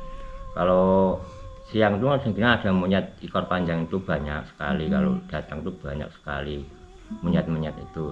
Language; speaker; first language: Indonesian; non-native, local second language; Javanese